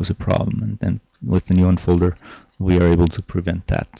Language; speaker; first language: English; non-native, fluent; German